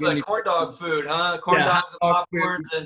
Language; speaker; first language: English; native; English